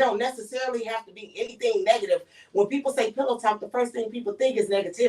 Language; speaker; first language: English; native; English